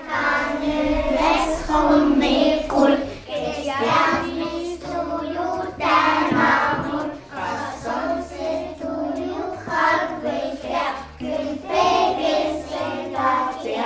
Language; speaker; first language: Estonian; non-native, learner; Russian